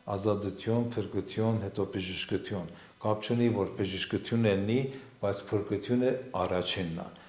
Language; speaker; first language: Armenian; non-native, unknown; Assyrian Neo-Aramaic